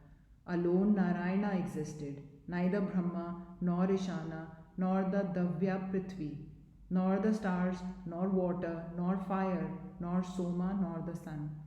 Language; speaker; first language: English; non-native, local second language; Hindi